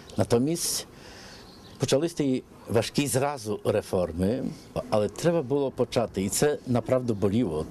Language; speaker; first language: Ukrainian; early bilingual, heritage; Ukrainian